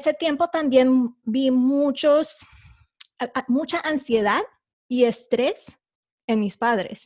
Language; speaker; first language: Spanish; early bilingual, heritage; Spanish